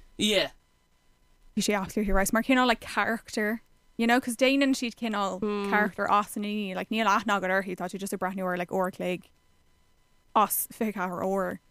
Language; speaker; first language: Irish; non-native, local second language; English